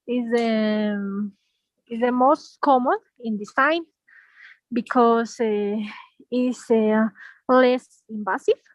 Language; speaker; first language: English; non-native, learner; Spanish